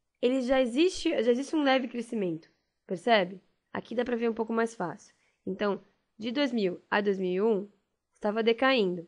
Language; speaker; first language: Portuguese; native; Portuguese